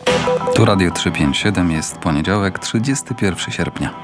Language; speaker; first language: Polish; native; Polish